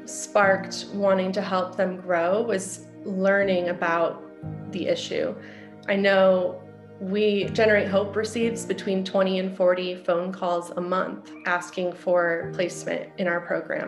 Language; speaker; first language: English; native; English